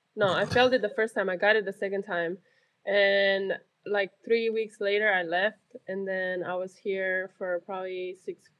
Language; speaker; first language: English; non-native, fluent; Romanian